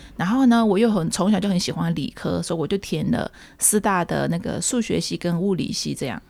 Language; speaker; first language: Chinese; early bilingual, heritage; Chinese